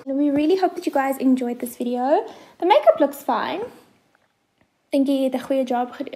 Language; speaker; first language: English; non-native, local second language; Afrikaans